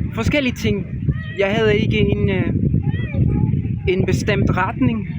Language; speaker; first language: Danish; non-native, learner; Spanish